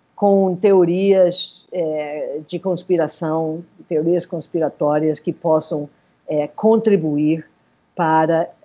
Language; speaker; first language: Portuguese; non-native, fluent; English